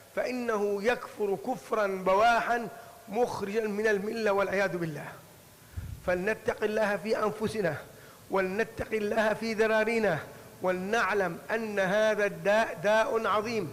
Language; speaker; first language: Arabic; native; Arabic